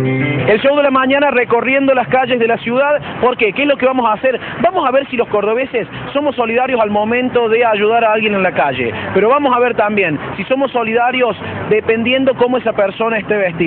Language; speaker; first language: Spanish; native; Spanish